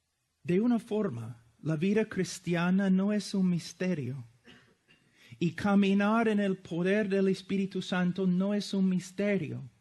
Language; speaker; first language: Spanish; non-native, fluent; English